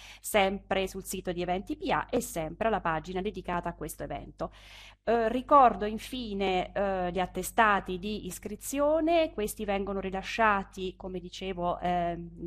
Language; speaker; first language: Italian; native; Italian